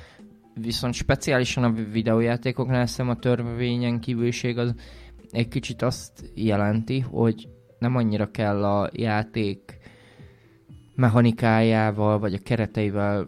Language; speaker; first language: Hungarian; native; Hungarian